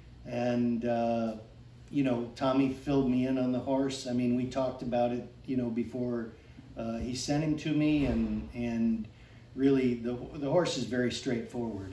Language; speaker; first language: English; native; English